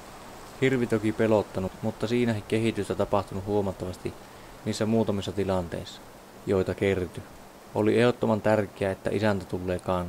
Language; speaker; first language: Finnish; native; Finnish